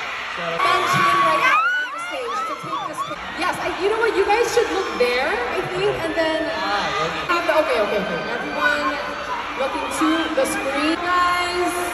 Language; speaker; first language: English; non-native, local second language; Filipino